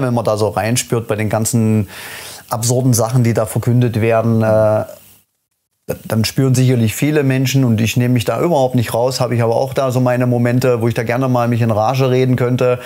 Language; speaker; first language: German; native; German